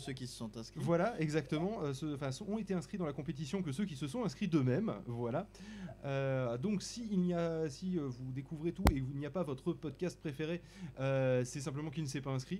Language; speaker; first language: French; native; French